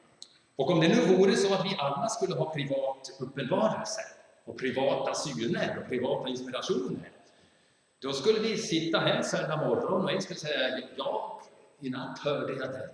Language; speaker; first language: Swedish; non-native, fluent; German